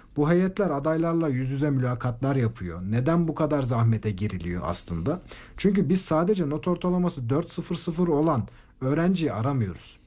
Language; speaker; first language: Turkish; native; Turkish